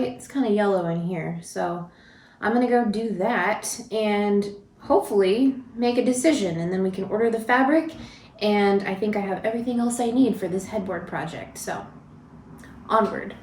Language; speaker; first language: English; native; English